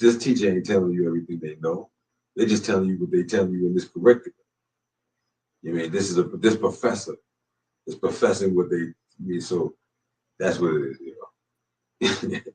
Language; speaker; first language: English; native; English